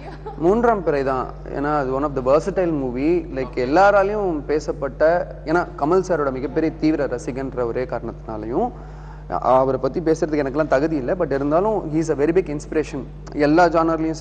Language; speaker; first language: Tamil; native; Tamil